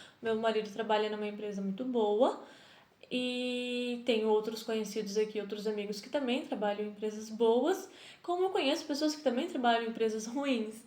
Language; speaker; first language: Portuguese; native; Portuguese